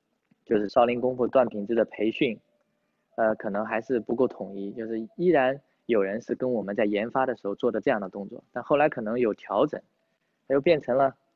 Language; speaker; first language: Chinese; native; Chinese